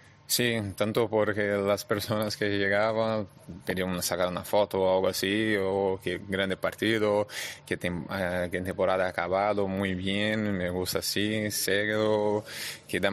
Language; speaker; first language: Spanish; non-native, fluent; Portuguese